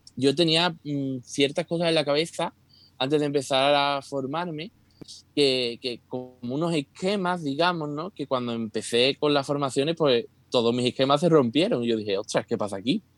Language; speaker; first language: Spanish; native; Spanish